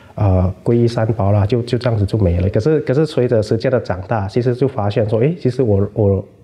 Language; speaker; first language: Chinese; non-native, fluent; Lao